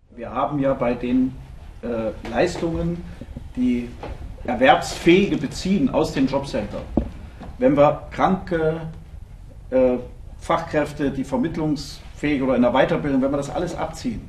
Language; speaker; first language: German; native; German